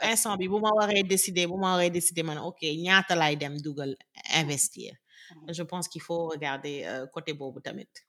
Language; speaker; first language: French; non-native, local second language; Wolof